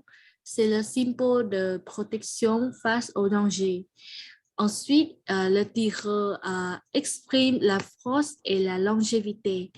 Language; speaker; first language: French; non-native, learner; Vietnamese